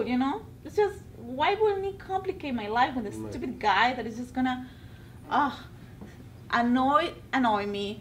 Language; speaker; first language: English; non-native, fluent; Spanish